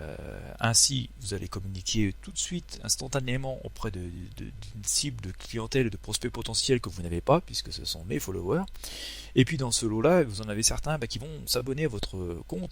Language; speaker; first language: French; native; French